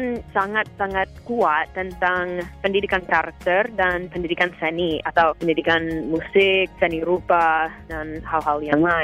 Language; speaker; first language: Indonesian; non-native, fluent; English